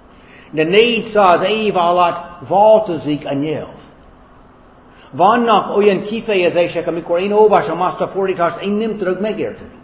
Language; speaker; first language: Hungarian; non-native, fluent; German